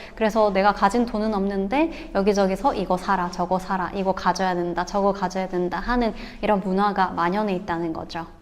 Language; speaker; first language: Korean; native; Korean